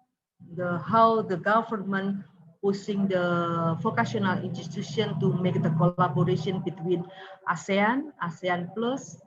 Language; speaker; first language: English; non-native, learner; Indonesian